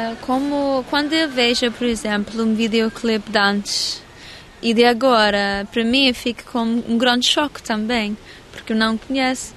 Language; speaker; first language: Portuguese; early bilingual, heritage; English